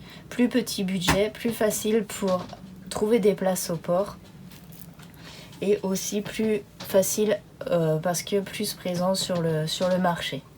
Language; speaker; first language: French; native; French